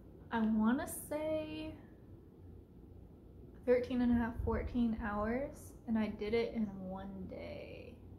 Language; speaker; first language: English; native; English